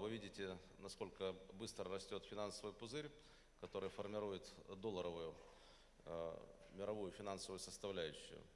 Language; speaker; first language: Russian; native; Russian